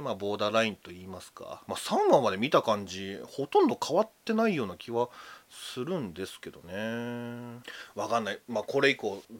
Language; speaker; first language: Japanese; native; Japanese